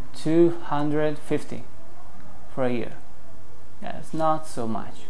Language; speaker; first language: English; non-native, fluent; Italian